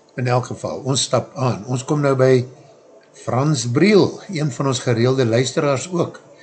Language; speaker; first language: Afrikaans; native; Afrikaans